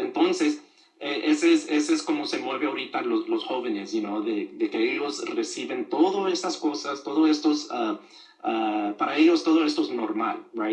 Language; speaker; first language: Spanish; early bilingual, other home language; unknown